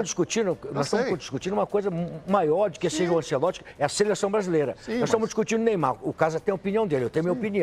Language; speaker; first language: Portuguese; native; Portuguese